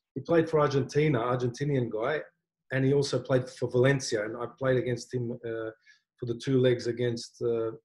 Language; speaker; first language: English; native; English